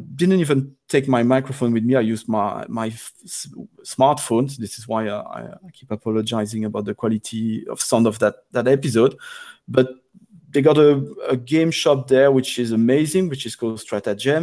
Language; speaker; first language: English; non-native, fluent; French